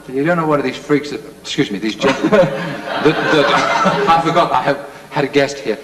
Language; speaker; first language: English; native; English